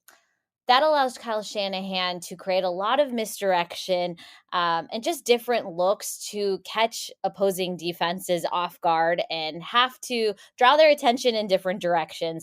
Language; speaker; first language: English; native; English